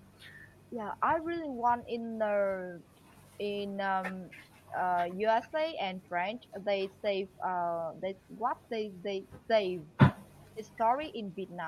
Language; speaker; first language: English; non-native, learner; Vietnamese